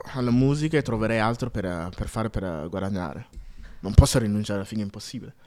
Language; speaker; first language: Italian; early bilingual, other home language; Akan